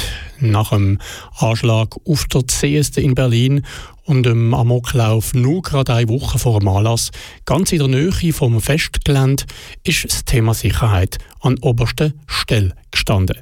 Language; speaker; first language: German; native; German